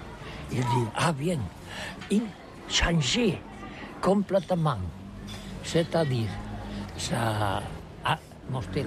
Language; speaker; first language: French; non-native, learner; Catalan